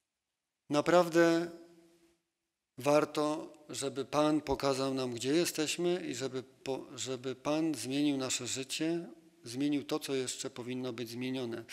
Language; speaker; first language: Polish; native; Polish